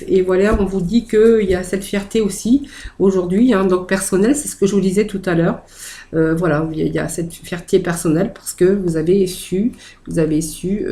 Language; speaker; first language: French; native; French